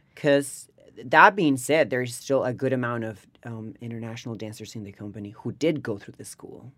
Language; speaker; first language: English; non-native, fluent; Spanish